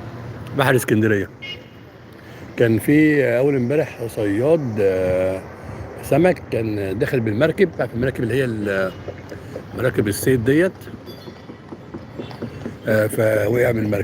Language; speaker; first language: Arabic; native; Arabic